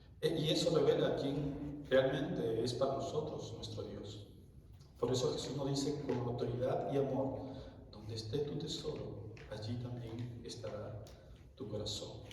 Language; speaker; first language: Spanish; native; Spanish